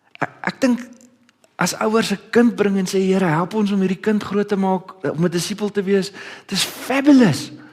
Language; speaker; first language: Afrikaans; early bilingual, other home language; Dutch